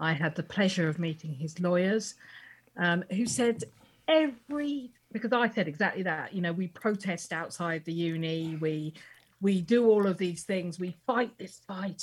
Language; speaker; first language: English; native; English